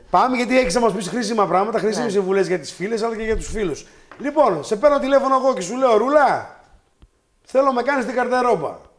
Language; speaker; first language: Greek; native; Greek